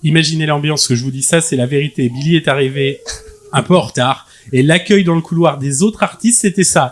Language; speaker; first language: French; native; French